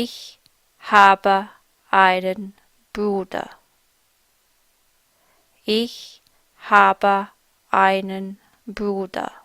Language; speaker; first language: German; non-native, fluent; English